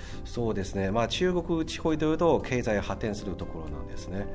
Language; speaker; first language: Japanese; non-native, fluent; Chinese